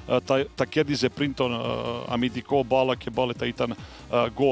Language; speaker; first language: Greek; non-native, fluent; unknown